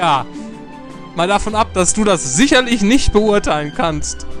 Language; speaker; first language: German; native; German